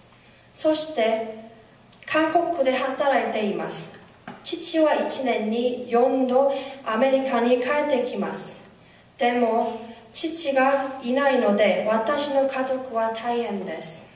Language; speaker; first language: Japanese; non-native, learner; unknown